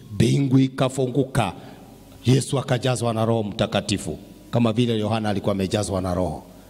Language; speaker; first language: Swahili; non-native, local second language; Kikuyu